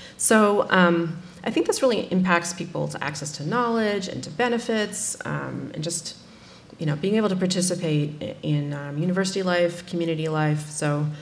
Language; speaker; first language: English; native; English